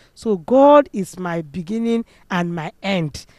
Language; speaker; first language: English; non-native, local second language; Igbo